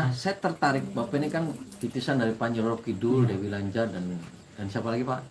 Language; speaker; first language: Indonesian; native; Indonesian